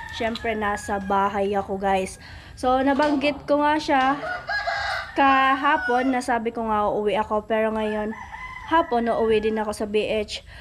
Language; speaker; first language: Filipino; non-native, local second language; Bikol